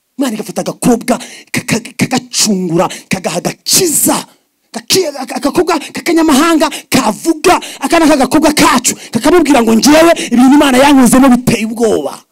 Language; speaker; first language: Kinyarwanda; early bilingual, heritage; Kinyarwanda